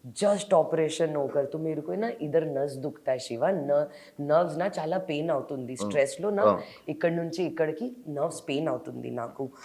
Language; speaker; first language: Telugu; non-native, local second language; Hindi